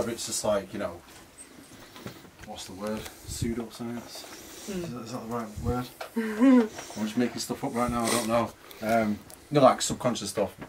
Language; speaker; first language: English; native; English